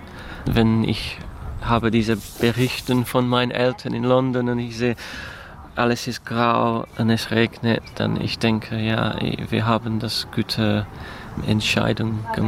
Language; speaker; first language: German; non-native, fluent; English